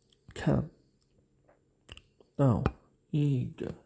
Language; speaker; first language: Chinese; non-native, learner; English